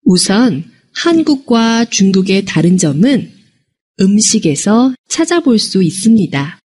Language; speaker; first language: Korean; non-native, fluent; Chinese